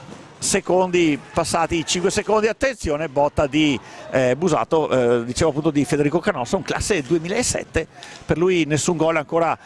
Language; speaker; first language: Italian; native; Italian